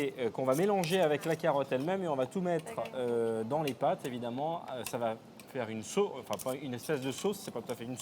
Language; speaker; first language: French; native; French